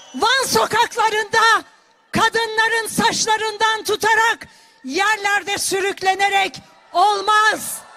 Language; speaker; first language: Turkish; non-native, local second language; Kurdish